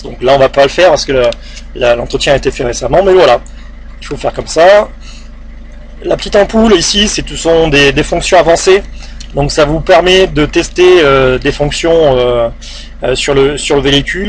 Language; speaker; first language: French; native; French